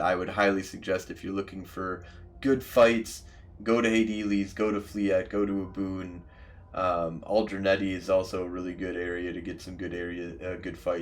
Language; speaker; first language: English; native; English